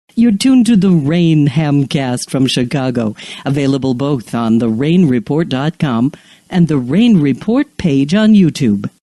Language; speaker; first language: English; native; English